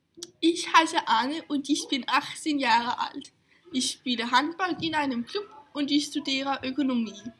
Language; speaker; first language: German; non-native, learner; Danish